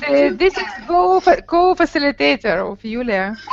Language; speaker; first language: English; non-native, learner; Russian